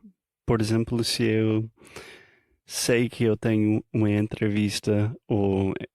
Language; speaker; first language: Portuguese; non-native, fluent; English